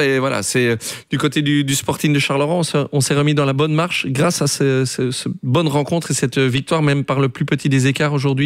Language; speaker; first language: French; native; French